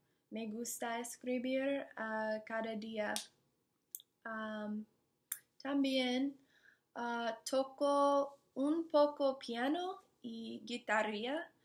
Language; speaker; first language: Spanish; non-native, learner; English